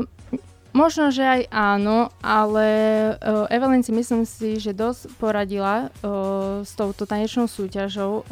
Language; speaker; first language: Slovak; native; Slovak